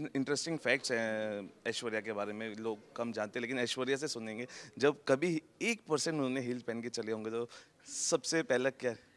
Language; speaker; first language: Hindi; native; Hindi